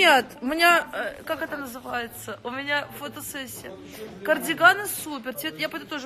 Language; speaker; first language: Russian; native; Russian